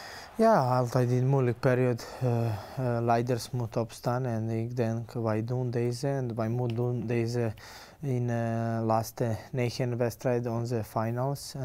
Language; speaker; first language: Dutch; non-native, learner; Serbian